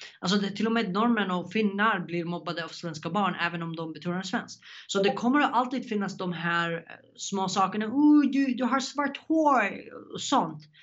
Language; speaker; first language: Swedish; non-native, fluent; Arabic